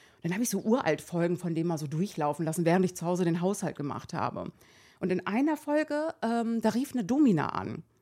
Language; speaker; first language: German; early bilingual, other home language; Persian